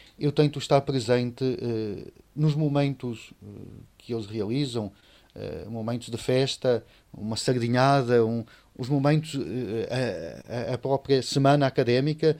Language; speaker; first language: Portuguese; native; Portuguese